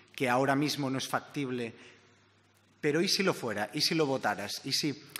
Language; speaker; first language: Spanish; native; Spanish